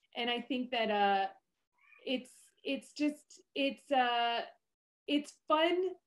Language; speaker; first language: English; native; English